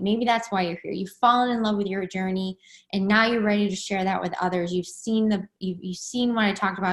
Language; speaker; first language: English; native; English